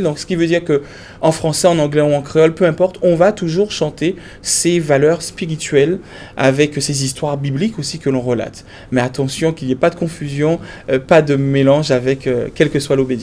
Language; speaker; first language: French; native; French